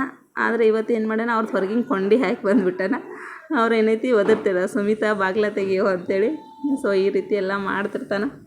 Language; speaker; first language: Kannada; native; Kannada